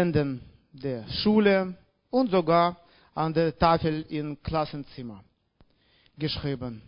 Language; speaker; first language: German; non-native, learner; Russian